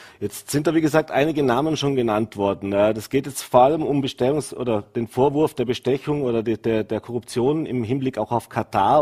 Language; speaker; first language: German; native; German